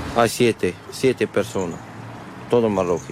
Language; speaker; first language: Spanish; non-native, learner; Arabic